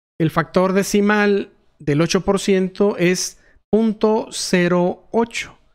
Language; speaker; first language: Spanish; native; Spanish